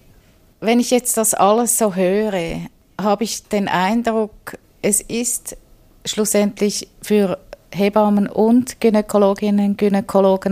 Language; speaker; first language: German; native; German